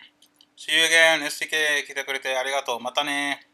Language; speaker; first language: Japanese; non-native, learner; English